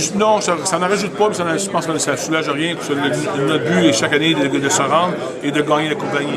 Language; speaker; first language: French; native; French